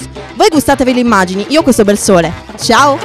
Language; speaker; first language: Italian; native; Italian